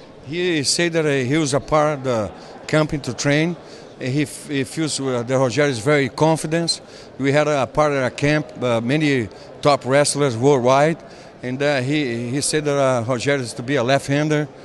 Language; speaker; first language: English; non-native, fluent; Portuguese